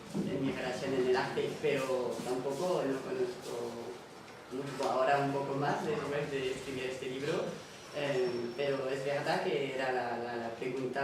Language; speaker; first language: Spanish; non-native, fluent; French